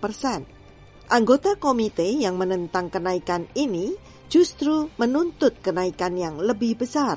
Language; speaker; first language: Indonesian; native; Indonesian